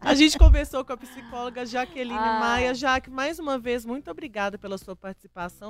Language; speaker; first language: Portuguese; native; Portuguese